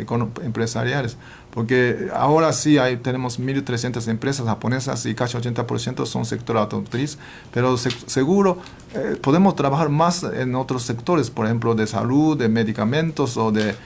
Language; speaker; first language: Spanish; non-native, fluent; Japanese